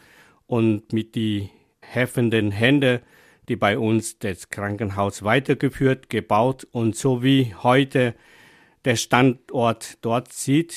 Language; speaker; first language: German; non-native, fluent; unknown